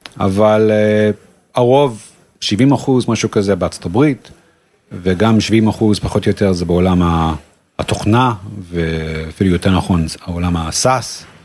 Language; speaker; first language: Hebrew; non-native, fluent; English